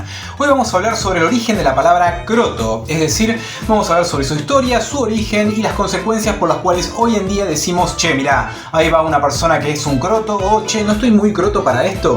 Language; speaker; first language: Spanish; native; Spanish